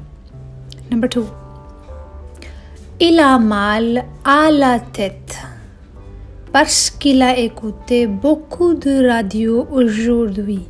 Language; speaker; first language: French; non-native, fluent; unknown